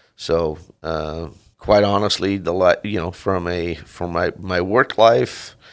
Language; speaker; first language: English; non-native, fluent; Dutch